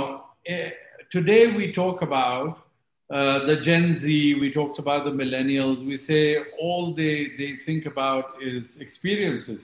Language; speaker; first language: English; non-native, local second language; Hindi